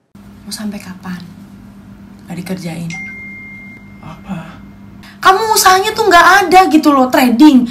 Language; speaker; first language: Indonesian; native; Indonesian